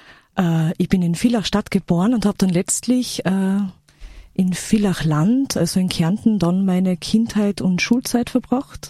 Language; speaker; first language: German; native; German